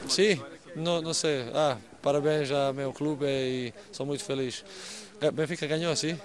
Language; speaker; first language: Portuguese; non-native, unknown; Serbian